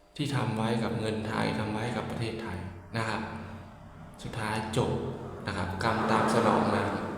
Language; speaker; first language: Thai; native; Thai